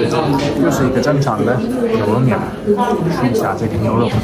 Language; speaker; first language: Chinese; non-native, fluent; German